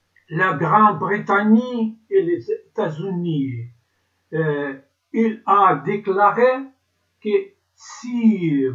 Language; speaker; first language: French; non-native, learner; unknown